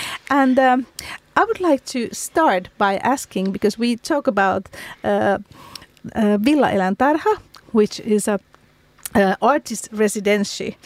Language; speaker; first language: English; non-native, fluent; Finnish